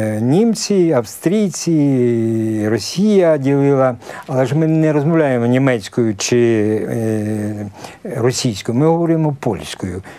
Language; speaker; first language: Ukrainian; native; Ukrainian